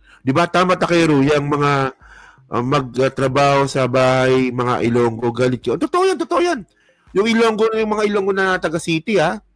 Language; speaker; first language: Filipino; non-native, local second language; Hiligaynon